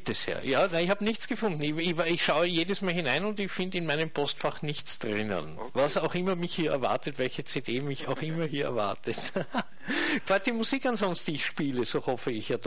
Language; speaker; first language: German; native; German